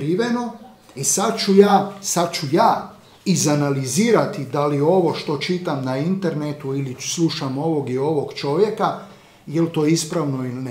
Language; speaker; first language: Croatian; native; Croatian